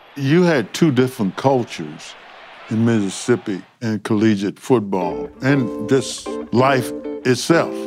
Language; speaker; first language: English; native; English